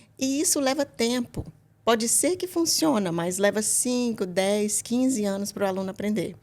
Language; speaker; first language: Portuguese; native; Portuguese